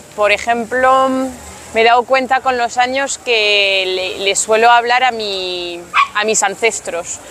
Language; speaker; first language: Spanish; non-native, fluent; French